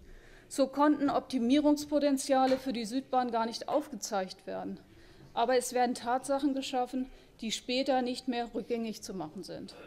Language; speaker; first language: German; native; German